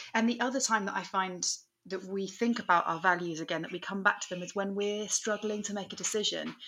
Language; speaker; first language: English; native; English